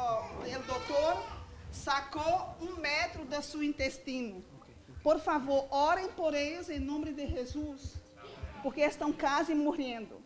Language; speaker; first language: Spanish; non-native, learner; Portuguese